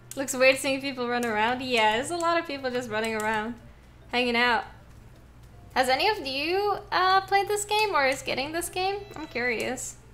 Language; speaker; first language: English; non-native, fluent; Norwegian